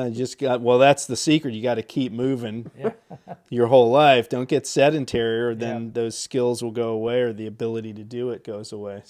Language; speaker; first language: English; native; English